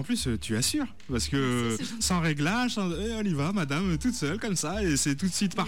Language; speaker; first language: French; native; French